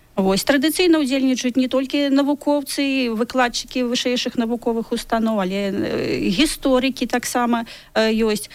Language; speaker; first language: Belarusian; native; Belarusian